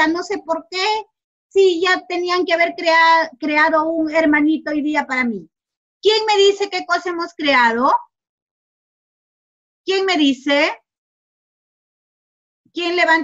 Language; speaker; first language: Spanish; native; Spanish